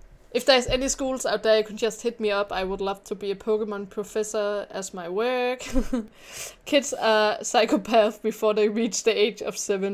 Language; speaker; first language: English; non-native, fluent; Danish